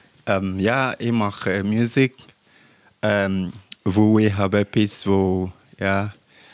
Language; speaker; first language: German; non-native, learner; English